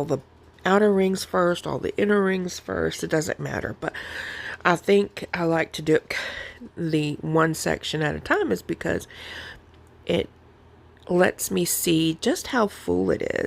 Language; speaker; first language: English; native; English